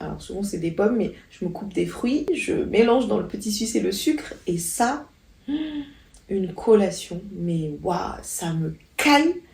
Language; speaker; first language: French; non-native, local second language; Malagasy